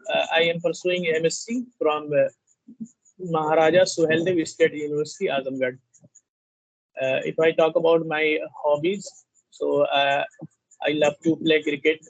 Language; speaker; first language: English; non-native, learner; Hindi